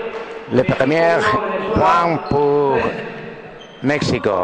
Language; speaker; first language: French; non-native, learner; Spanish